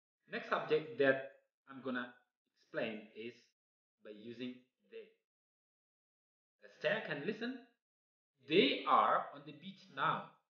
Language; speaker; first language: English; non-native, fluent; Indonesian